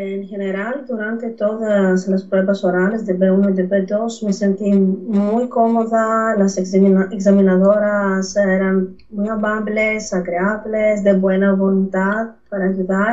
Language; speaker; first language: Spanish; non-native, fluent; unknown